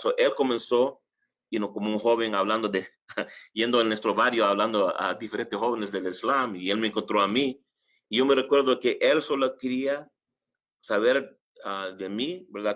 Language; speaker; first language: Spanish; early bilingual, heritage; English